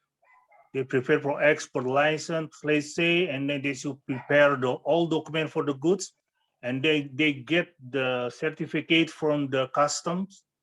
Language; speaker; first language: English; non-native, fluent; Indonesian